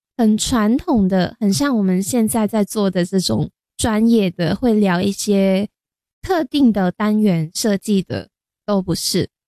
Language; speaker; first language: Chinese; non-native, local second language; Cantonese